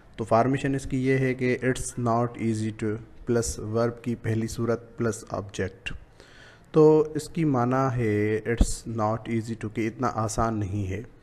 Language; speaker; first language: Urdu; native; Urdu